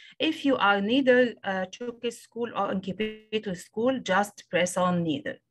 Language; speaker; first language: English; non-native, local second language; Arabic